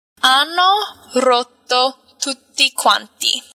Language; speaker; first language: Italian; non-native, fluent; English